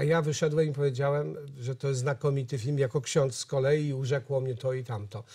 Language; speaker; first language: Polish; native; Polish